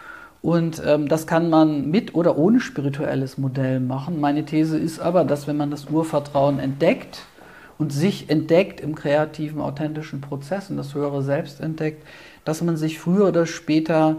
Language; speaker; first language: German; native; German